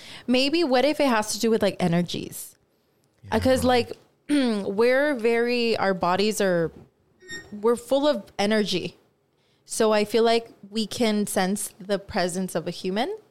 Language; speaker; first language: English; early bilingual, other home language; Spanish